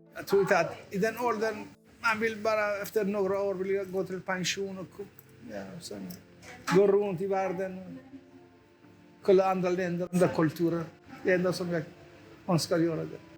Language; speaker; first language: Swedish; non-native, fluent; Persian